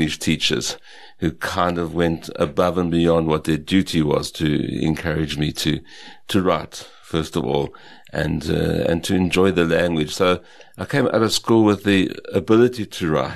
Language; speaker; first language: English; native; English